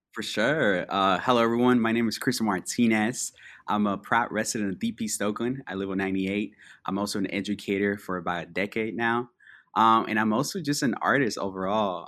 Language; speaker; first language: English; early bilingual, other home language; Spanish